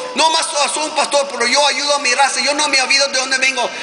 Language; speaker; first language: Spanish; early bilingual, heritage; Spanish